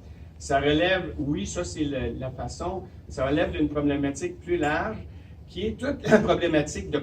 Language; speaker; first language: French; native; French